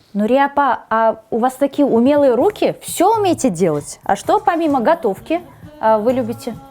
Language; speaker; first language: Russian; native; Russian